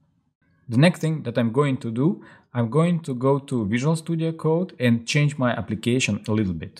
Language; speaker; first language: English; non-native, fluent; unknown